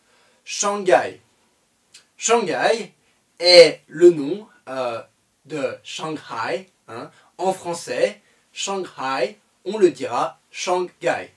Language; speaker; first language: French; native; French